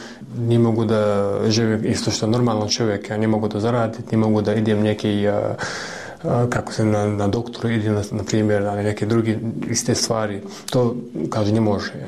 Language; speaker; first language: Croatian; non-native, learner; Russian